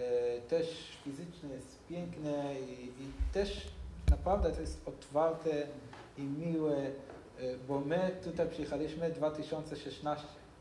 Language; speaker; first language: Polish; non-native, learner; Hebrew